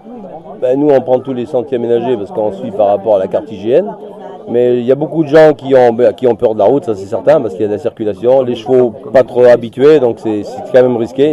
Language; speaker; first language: French; native; French